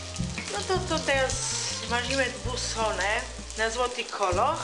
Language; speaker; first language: Polish; non-native, learner; Italian